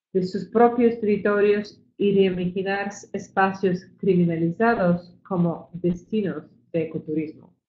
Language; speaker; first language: Spanish; non-native, fluent; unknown